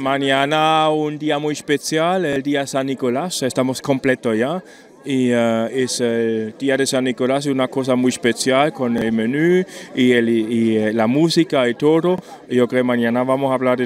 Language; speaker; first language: Spanish; non-native, learner; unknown